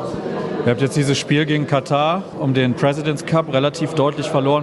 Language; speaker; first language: German; native; German